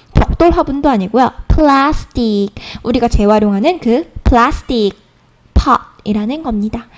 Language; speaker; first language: Korean; native; Korean